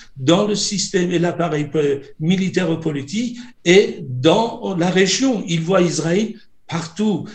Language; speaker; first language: French; non-native, fluent; Persian